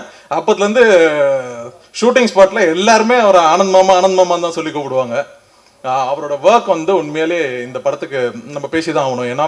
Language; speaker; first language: Tamil; native; Tamil